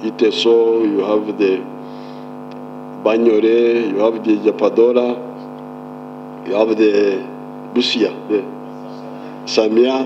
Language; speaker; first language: English; non-native, local second language; Nyankole